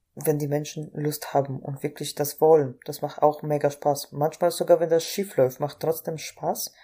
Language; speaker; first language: German; non-native, fluent; Polish